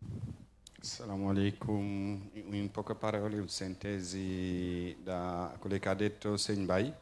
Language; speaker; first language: Italian; non-native, fluent; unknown